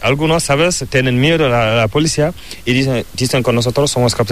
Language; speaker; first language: Spanish; non-native, learner; Fula